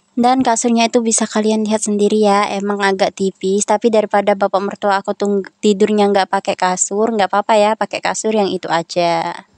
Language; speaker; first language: Indonesian; non-native, local second language; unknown